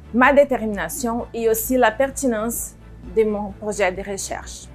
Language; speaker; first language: French; non-native, fluent; Portuguese